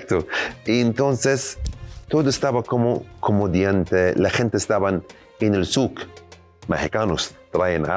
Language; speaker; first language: Spanish; non-native, learner; Arabic